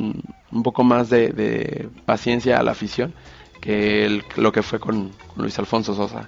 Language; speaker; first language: Spanish; native; Spanish